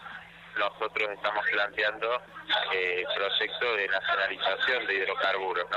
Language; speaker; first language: Spanish; native; Spanish